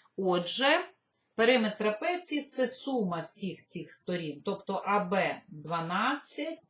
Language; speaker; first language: Ukrainian; native; Ukrainian